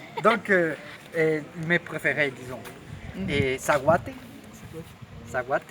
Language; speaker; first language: French; non-native, fluent; Spanish